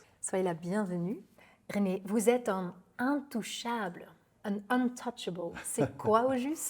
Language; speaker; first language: French; non-native, local second language; Dutch